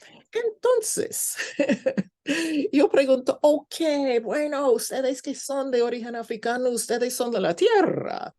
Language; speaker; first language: Spanish; non-native, fluent; English